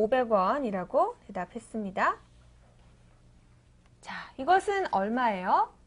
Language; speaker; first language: Korean; native; Korean